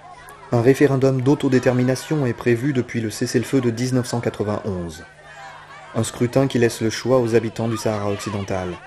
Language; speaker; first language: French; native; French